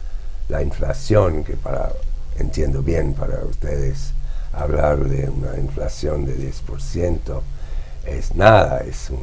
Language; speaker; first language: Spanish; non-native, fluent; English